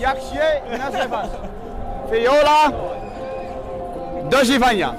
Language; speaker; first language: Polish; non-native, learner; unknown